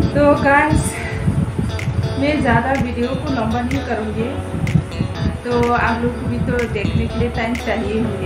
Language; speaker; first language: Hindi; non-native, local second language; Bangla